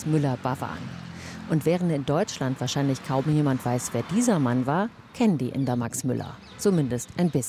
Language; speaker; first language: German; native; German